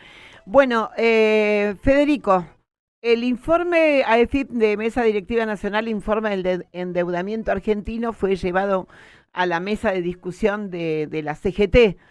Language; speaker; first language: Spanish; native; Spanish